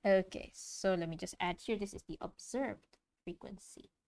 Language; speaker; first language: English; non-native, local second language; Malay